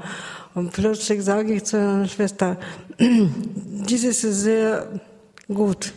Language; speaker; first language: German; non-native, learner; Russian